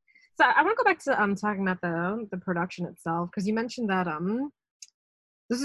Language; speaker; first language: English; native; English